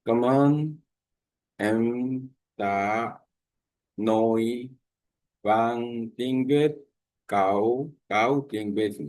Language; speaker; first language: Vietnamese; non-native, learner; Korean